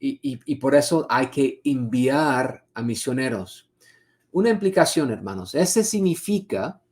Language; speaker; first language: Spanish; non-native, fluent; English